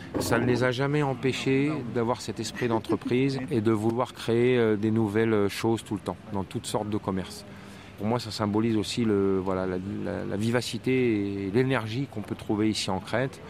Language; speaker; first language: French; native; French